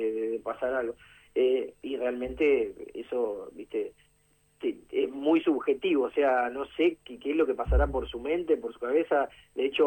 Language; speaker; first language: Spanish; native; Spanish